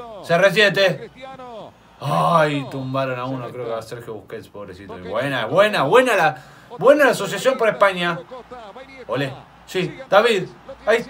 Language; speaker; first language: Spanish; native; Spanish